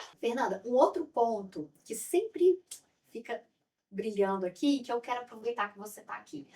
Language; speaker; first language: Portuguese; native; Portuguese